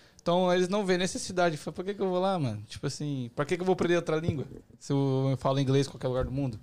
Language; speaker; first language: Portuguese; native; Portuguese